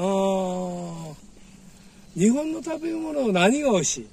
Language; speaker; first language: Japanese; native; Japanese